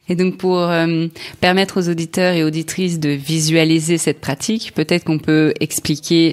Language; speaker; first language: French; native; French